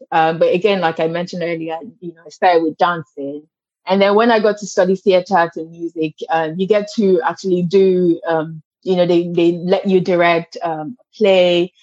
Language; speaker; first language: English; non-native, local second language; Yoruba